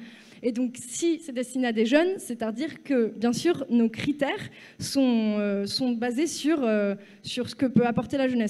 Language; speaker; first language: French; native; French